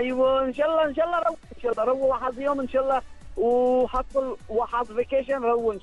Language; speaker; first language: Arabic; non-native, learner; Bangla